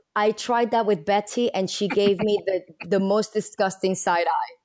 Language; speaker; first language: English; early bilingual, other home language; Spanish